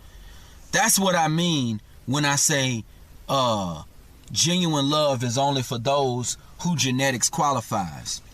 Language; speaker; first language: English; native; English